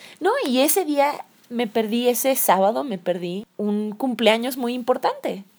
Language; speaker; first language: Spanish; native; Spanish